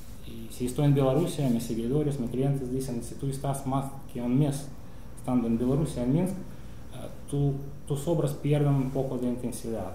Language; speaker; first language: Spanish; non-native, fluent; Russian